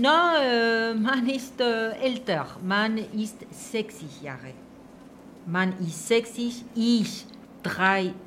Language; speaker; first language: German; non-native, learner; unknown